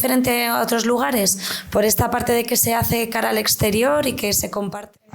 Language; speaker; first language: Spanish; native; Spanish